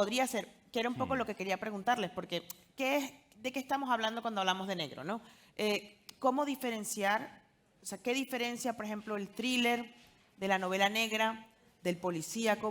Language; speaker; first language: Spanish; native; Spanish